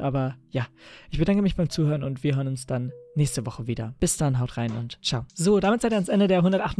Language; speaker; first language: German; native; German